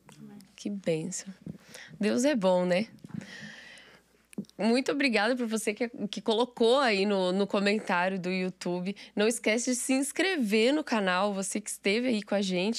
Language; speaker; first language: Portuguese; native; Portuguese